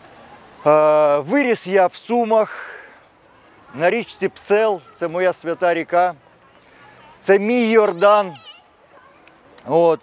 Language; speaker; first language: Ukrainian; native; Ukrainian